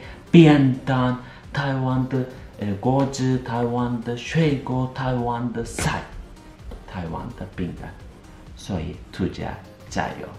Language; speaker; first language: Chinese; non-native, learner; Turkish